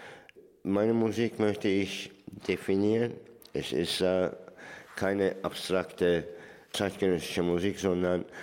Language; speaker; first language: German; non-native, fluent; Turkish